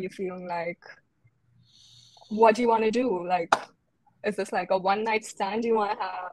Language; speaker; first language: English; non-native, local second language; Hindi